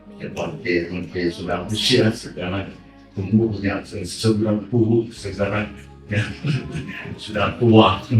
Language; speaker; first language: Indonesian; non-native, learner; Thai